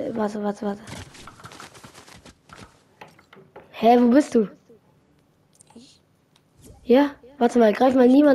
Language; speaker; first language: German; native; German